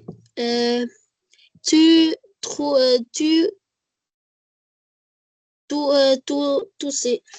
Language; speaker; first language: French; non-native, learner; Arabic